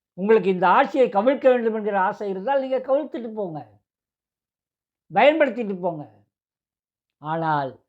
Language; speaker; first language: Tamil; native; Tamil